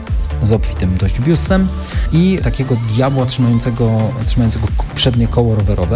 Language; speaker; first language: Polish; native; Polish